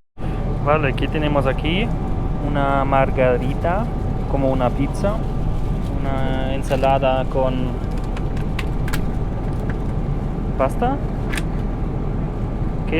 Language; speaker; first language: Spanish; non-native, learner; German